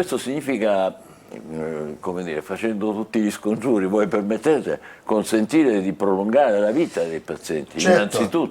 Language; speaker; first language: Italian; native; Italian